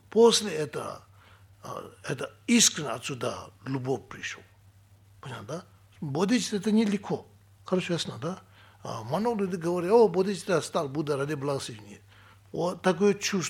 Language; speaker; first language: Russian; non-native, learner; Tibetan